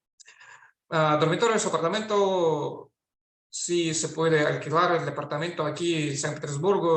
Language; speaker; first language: Spanish; non-native, fluent; Russian